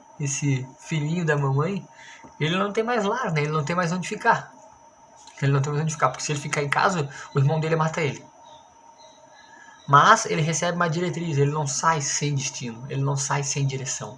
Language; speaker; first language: Portuguese; native; Portuguese